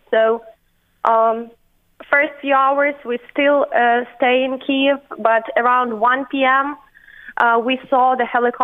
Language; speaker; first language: English; non-native, fluent; Ukrainian